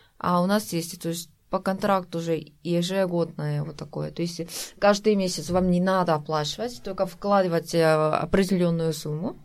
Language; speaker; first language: Russian; non-native, fluent; Korean